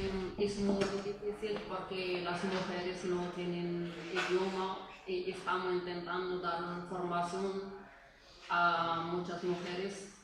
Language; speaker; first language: Spanish; non-native, fluent; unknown